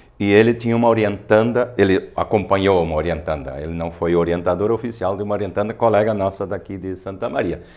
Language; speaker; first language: Portuguese; non-native, local second language; German